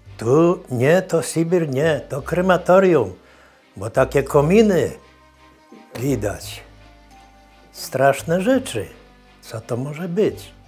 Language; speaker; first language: Polish; early bilingual, heritage; Polish